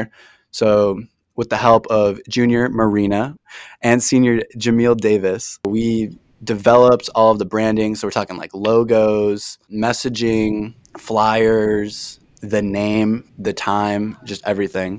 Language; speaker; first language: English; native; English